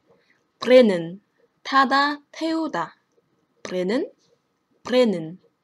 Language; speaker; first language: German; non-native, fluent; Korean